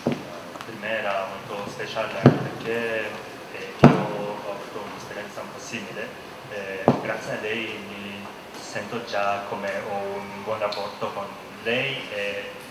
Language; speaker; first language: Italian; non-native, fluent; Korean